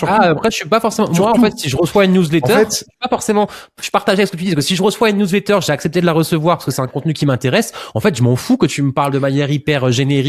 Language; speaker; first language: French; native; French